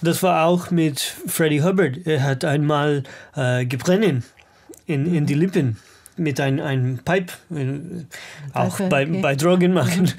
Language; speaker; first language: German; non-native, learner; English